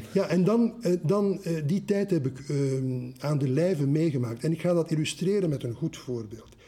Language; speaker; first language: Dutch; native; Dutch